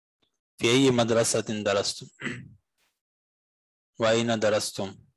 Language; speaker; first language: Arabic; non-native, fluent; Urdu